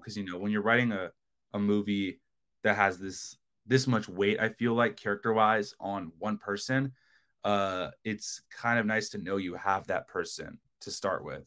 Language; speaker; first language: English; native; English